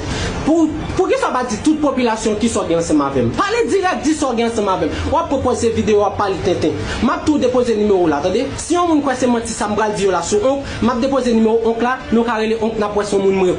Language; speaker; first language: Haitian Creole; native; Haitian Creole